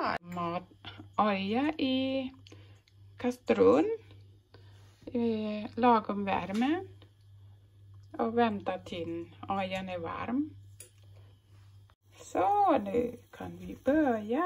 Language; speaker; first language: Swedish; non-native, fluent; Thai